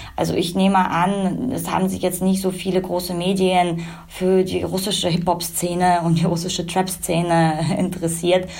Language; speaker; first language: German; early bilingual, other home language; Russian